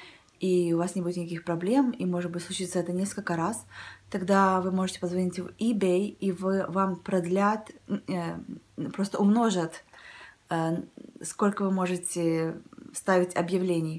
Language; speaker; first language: Russian; early bilingual, heritage; Russian